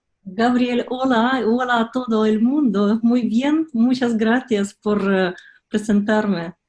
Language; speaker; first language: Spanish; non-native, fluent; Russian